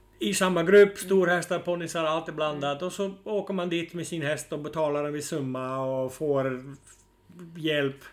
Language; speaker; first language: Swedish; non-native, fluent; Dutch